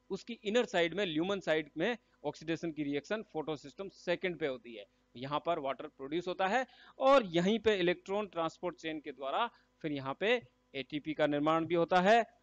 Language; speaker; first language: Hindi; native; Hindi